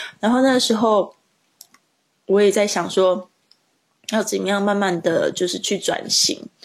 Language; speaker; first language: Chinese; native; Chinese